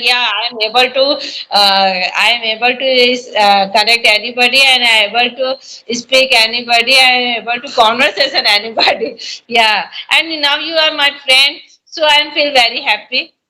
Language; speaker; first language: English; non-native, learner; Hindi